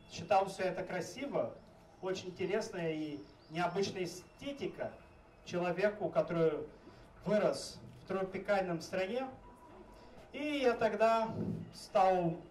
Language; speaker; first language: Russian; non-native, fluent; Portuguese